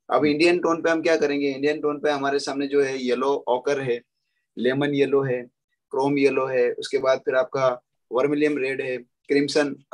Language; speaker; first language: Hindi; native; Hindi